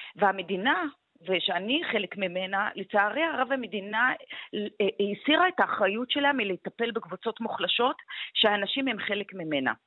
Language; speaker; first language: Hebrew; non-native, local second language; Arabic